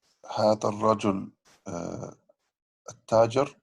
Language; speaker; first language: Arabic; non-native, learner; English